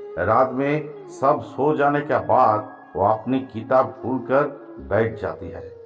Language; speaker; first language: Hindi; non-native, local second language; Bangla